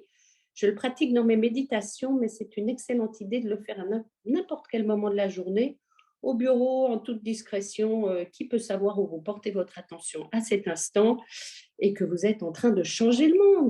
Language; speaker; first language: French; native; French